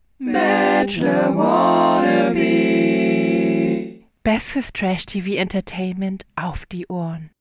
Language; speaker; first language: German; native; German